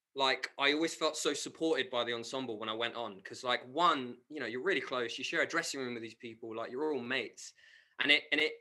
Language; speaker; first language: English; native; English